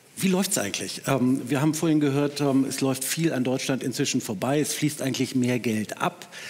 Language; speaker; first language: German; native; German